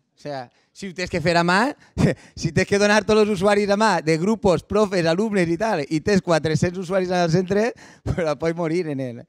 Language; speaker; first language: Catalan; native; Catalan